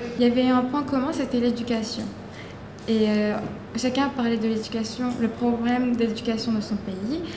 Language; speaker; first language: French; non-native, fluent; Turkish